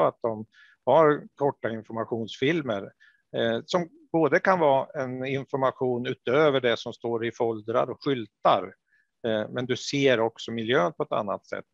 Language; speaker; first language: Swedish; native; Swedish